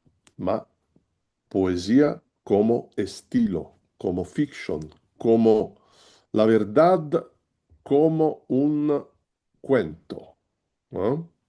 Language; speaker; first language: Spanish; non-native, learner; Italian